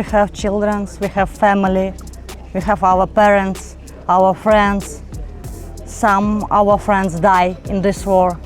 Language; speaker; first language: English; non-native, learner; Ukrainian